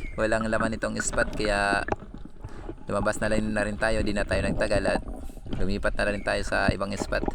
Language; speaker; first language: Filipino; non-native, local second language; Cebuano